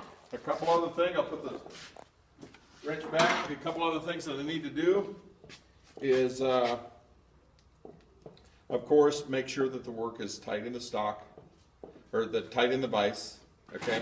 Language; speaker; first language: English; native; English